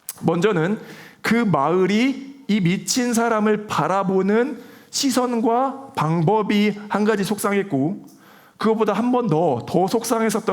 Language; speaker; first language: Korean; native; Korean